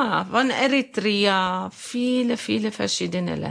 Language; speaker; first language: German; non-native, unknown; Arabic